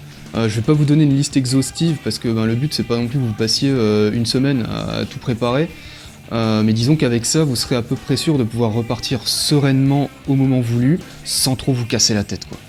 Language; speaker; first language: French; native; French